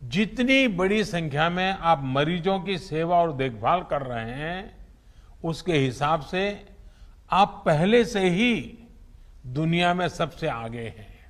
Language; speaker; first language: Hindi; native; Hindi